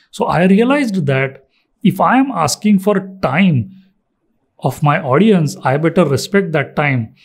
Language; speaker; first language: English; non-native, local second language; Marathi